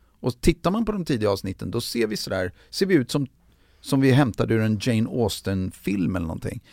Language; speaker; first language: Swedish; native; Swedish